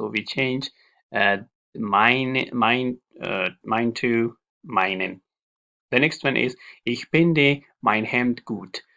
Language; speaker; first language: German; non-native, learner; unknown